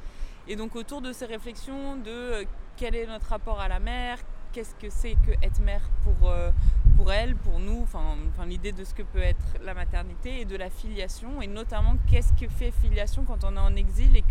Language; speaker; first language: French; native; French